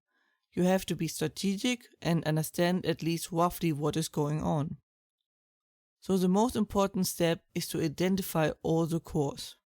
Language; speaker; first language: English; non-native, fluent; German